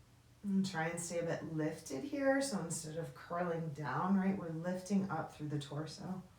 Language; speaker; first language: English; native; English